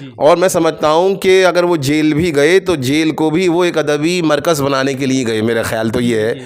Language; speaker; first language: Urdu; native; Urdu